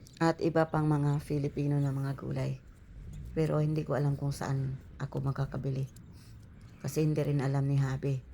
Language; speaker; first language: Filipino; non-native, local second language; Cebuano